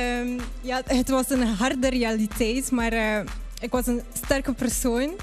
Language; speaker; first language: Dutch; early bilingual, other home language; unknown